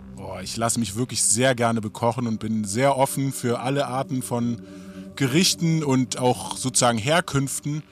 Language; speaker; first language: German; native; German